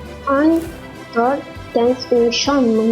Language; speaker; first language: French; non-native, learner; Malay